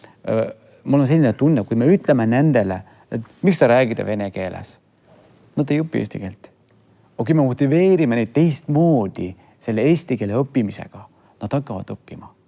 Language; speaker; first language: Estonian; non-native, fluent; Kurdish